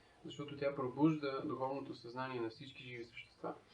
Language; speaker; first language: Bulgarian; native; Bulgarian